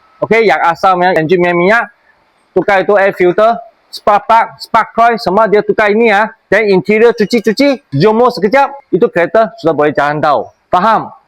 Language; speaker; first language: Malay; non-native, local second language; Chinese